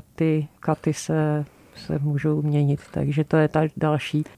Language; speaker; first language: Czech; native; Czech